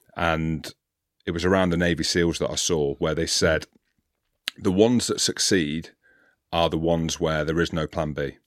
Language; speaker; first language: English; native; English